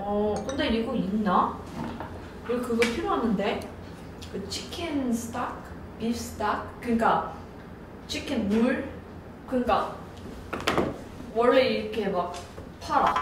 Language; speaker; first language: Korean; non-native, learner; English